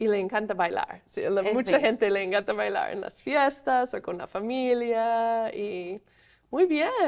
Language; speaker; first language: Spanish; non-native, fluent; English